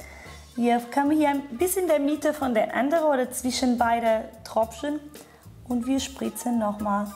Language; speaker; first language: German; non-native, fluent; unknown